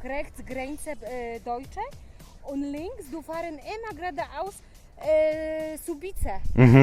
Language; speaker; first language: German; non-native, learner; Polish